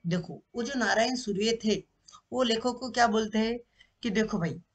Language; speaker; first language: Hindi; non-native, local second language; Marathi